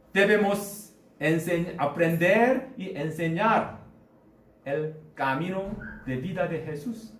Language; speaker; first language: Spanish; non-native, learner; Korean